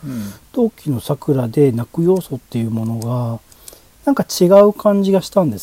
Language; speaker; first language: Japanese; native; Japanese